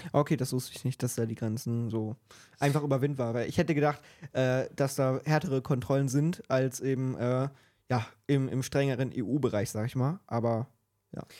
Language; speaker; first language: German; native; German